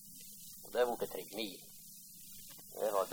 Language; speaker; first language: Swedish; native; Swedish